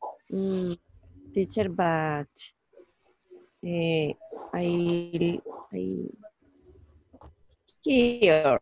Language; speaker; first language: English; non-native, learner; Spanish